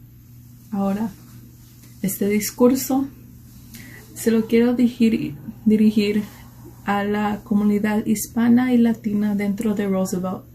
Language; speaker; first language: Spanish; early bilingual, heritage; Spanish